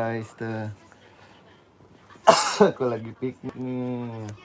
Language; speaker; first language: Indonesian; native; Indonesian